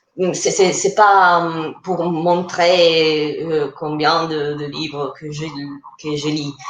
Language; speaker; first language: French; non-native, fluent; Italian